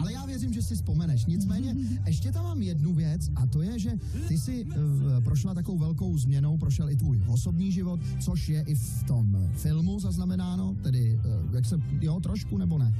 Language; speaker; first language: Czech; native; Czech